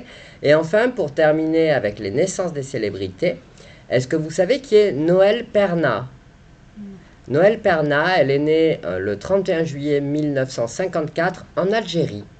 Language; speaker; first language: French; native; French